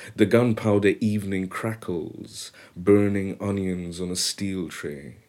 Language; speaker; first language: English; non-native, local second language; Bangla